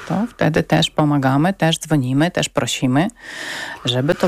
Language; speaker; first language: Polish; non-native, learner; Ukrainian